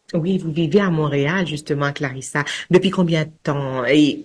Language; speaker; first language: French; native; French